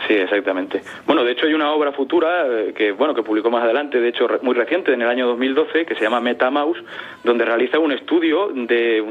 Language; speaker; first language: Spanish; native; Spanish